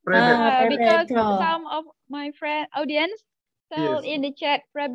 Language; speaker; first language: English; non-native, learner; Malay